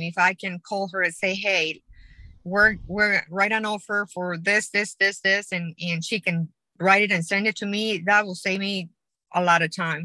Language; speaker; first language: English; non-native, fluent; Spanish